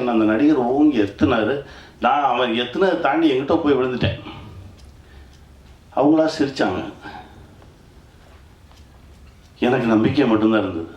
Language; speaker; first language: Tamil; native; Tamil